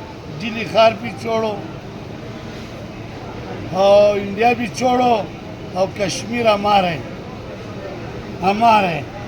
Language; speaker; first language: Hindi; non-native, local second language; Pashto